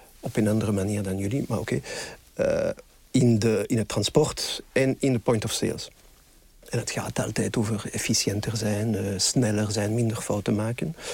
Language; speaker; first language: Dutch; non-native, local second language; French